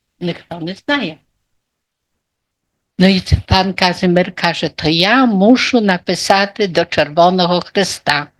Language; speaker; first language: Polish; non-native, local second language; Ukrainian